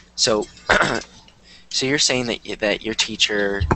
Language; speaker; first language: English; native; English